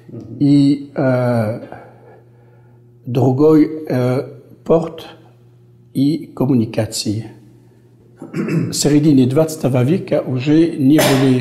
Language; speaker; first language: Russian; non-native, fluent; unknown